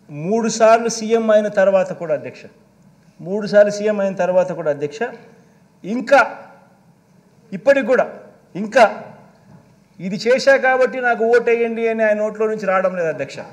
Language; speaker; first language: Telugu; native; Telugu